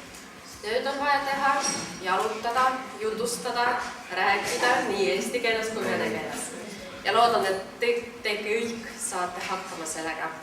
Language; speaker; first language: Estonian; non-native, local second language; Russian